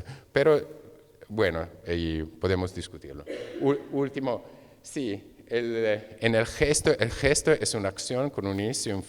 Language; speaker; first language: Spanish; non-native, fluent; Italian